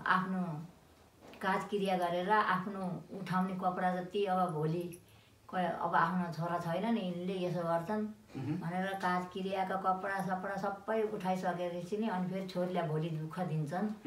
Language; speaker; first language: Nepali; native; Nepali